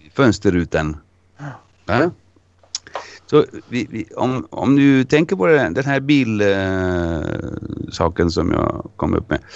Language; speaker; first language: Swedish; non-native, fluent; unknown